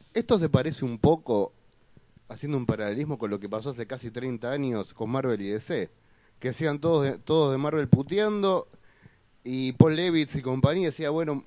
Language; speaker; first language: Spanish; native; Spanish